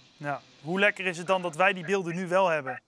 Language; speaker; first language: Dutch; native; Dutch